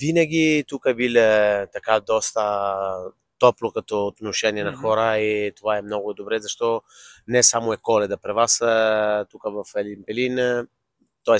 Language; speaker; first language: Bulgarian; non-native, fluent; Italian